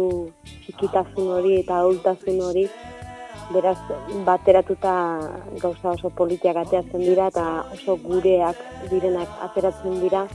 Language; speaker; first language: Basque; native; Basque